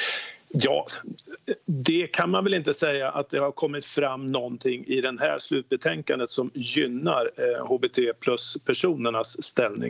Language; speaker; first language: Swedish; native; Swedish